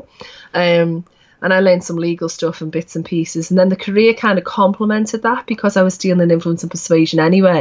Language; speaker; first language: English; native; English